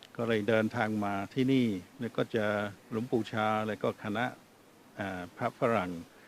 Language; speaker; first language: Thai; non-native, fluent; English